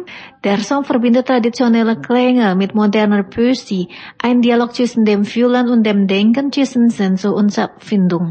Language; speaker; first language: German; non-native, learner; Indonesian